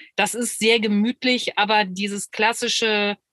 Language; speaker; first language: German; native; German